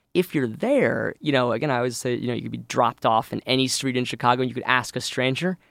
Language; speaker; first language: English; native; English